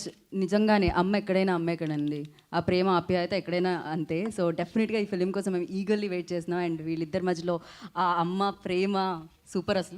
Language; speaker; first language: Telugu; native; Telugu